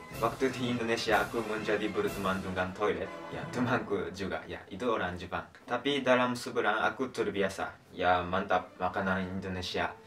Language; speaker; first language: Indonesian; non-native, learner; Japanese